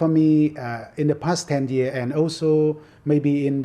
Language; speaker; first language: English; non-native, fluent; Vietnamese